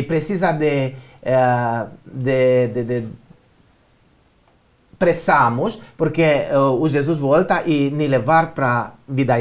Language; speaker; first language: Portuguese; non-native, learner; Romanian